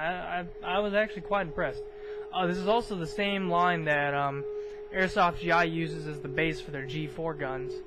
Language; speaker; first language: English; native; English